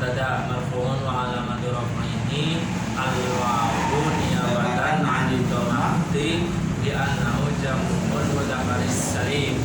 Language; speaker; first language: Arabic; non-native, learner; Indonesian